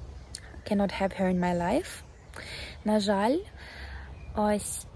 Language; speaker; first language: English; non-native, fluent; Ukrainian